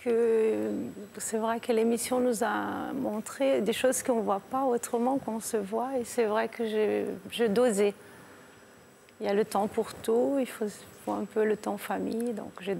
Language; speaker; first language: French; non-native, fluent; Portuguese